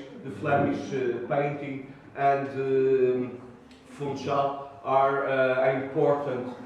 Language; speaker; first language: English; non-native, learner; Portuguese